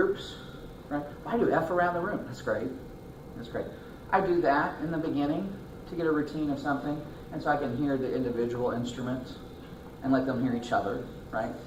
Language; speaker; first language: English; native; English